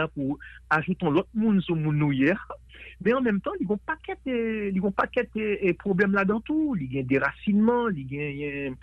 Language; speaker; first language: French; native; French